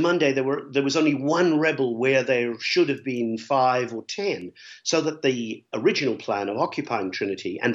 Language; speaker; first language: English; native; English